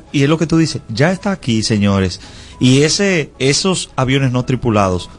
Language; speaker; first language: Spanish; native; Spanish